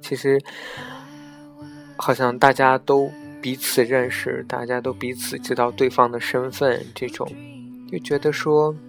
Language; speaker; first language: Chinese; native; Chinese